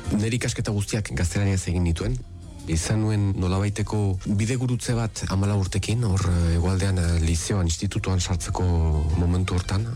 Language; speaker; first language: Basque; native; Basque